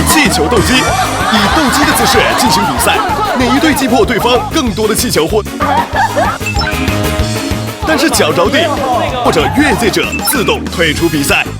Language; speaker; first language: Chinese; native; Chinese